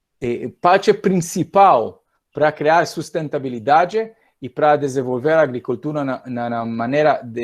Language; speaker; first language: Portuguese; non-native, fluent; Hebrew